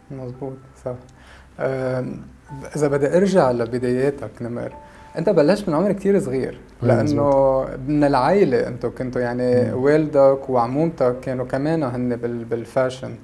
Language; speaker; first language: Arabic; native; Arabic